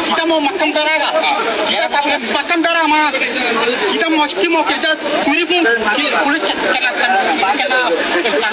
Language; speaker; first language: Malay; non-native, learner; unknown